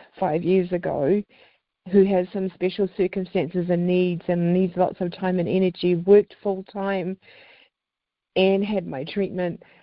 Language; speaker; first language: English; native; English